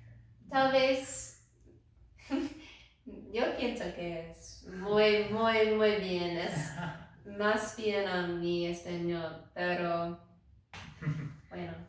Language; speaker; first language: Spanish; non-native, learner; English